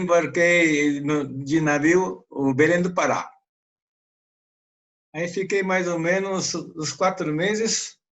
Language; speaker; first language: Portuguese; non-native, fluent; Japanese